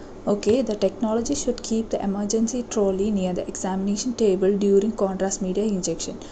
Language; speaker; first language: English; non-native, local second language; Malayalam